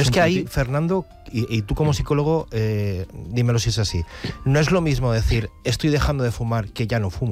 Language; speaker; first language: Spanish; native; Spanish